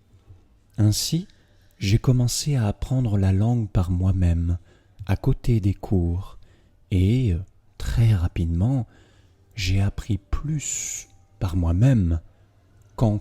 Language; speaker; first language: French; native; French